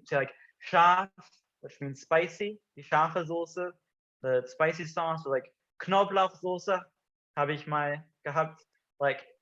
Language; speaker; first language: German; non-native, fluent; English